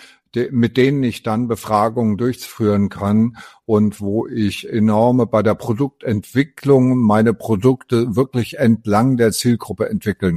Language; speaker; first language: German; native; German